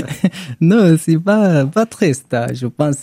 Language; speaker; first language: French; non-native, learner; Arabic